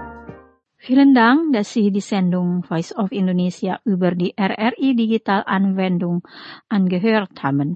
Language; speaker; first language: German; non-native, fluent; Indonesian